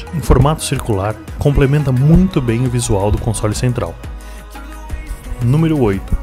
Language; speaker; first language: Portuguese; native; Portuguese